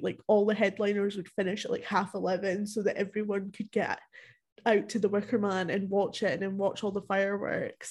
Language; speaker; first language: English; native; English